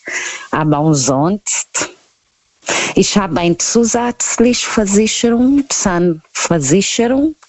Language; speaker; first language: German; non-native, learner; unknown